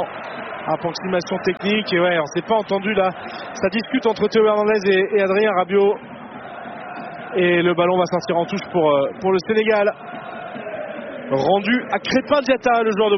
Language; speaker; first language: French; native; French